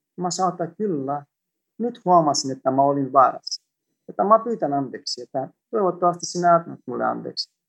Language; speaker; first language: Finnish; non-native, fluent; Greek